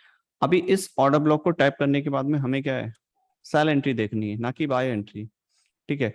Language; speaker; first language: Hindi; native; Hindi